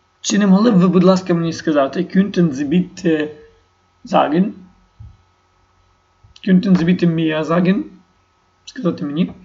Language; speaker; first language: German; non-native, learner; Ukrainian